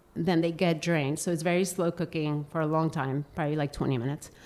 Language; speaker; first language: English; non-native, fluent; Spanish